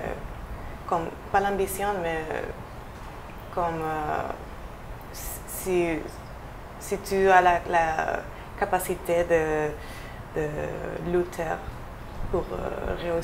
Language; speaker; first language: French; non-native, fluent; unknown